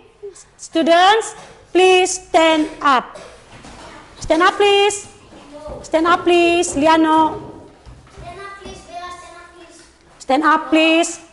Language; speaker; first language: English; non-native, learner; Indonesian